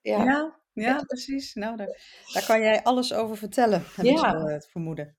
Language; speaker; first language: Dutch; native; Dutch